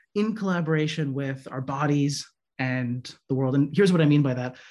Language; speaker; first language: English; native; English